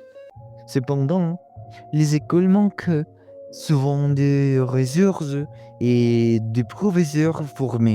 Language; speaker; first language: French; non-native, learner; Spanish